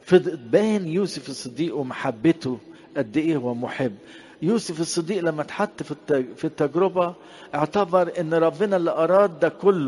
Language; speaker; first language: Arabic; native; Arabic